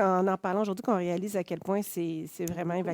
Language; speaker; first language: French; native; French